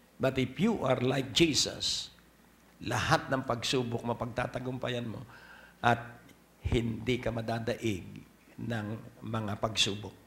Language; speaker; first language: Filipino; native; Filipino